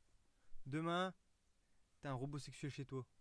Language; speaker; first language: French; native; French